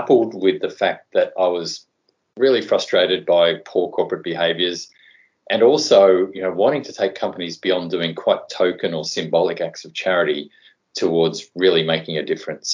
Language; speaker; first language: English; native; English